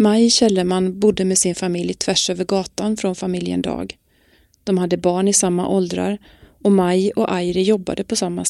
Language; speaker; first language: Swedish; native; Swedish